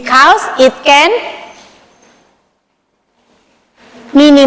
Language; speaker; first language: English; non-native, learner; Indonesian